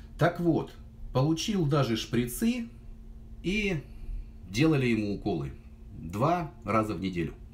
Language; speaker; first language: Russian; native; Russian